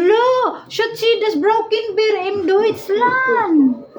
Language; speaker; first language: German; non-native, learner; Cebuano